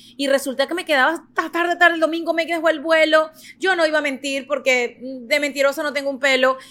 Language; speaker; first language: Spanish; native; Spanish